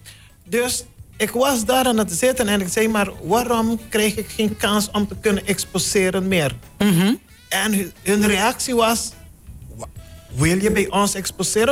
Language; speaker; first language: Dutch; non-native, local second language; Papiamento